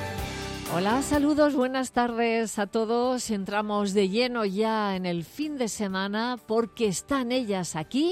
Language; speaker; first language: Spanish; native; Spanish